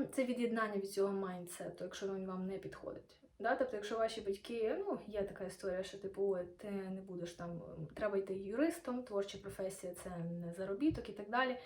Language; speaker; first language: Ukrainian; non-native, local second language; Russian